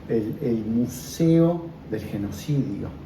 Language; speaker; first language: Spanish; native; Spanish